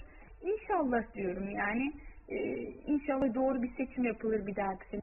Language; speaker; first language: Turkish; early bilingual, heritage; Turkish